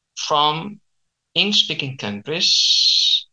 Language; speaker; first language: English; non-native, fluent; Spanish